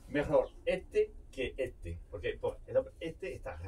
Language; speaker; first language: Spanish; non-native, learner; French